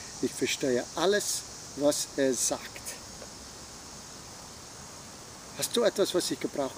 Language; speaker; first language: German; non-native, fluent; English